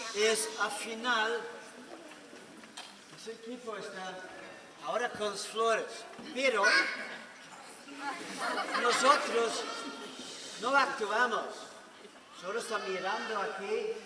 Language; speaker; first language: Spanish; non-native, learner; Dutch